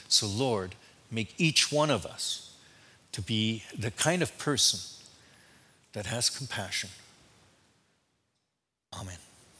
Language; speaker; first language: English; native; English